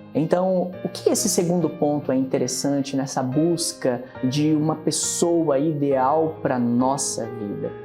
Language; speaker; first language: Portuguese; native; Portuguese